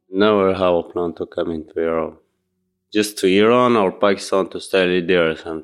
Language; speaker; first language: English; non-native, learner; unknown